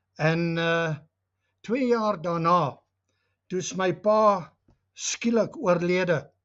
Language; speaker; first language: Afrikaans; non-native, local second language; English